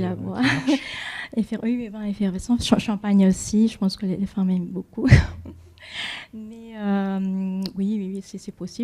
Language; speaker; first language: French; non-native, fluent; Japanese